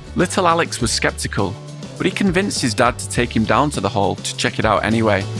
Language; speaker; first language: English; native; English